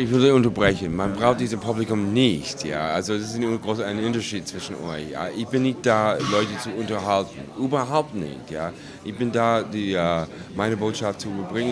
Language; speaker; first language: German; non-native, fluent; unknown